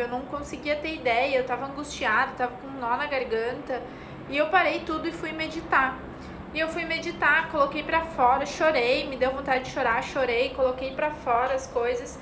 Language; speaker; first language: Portuguese; native; Portuguese